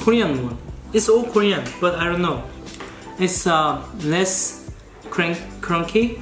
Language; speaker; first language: English; non-native, fluent; Korean